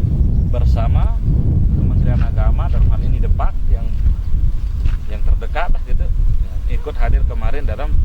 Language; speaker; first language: Indonesian; non-native, local second language; Sasak